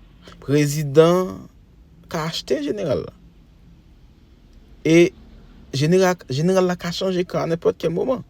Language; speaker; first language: French; non-native, local second language; Haitian Creole